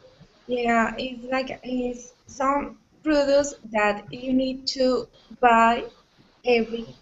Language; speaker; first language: English; non-native, learner; Portuguese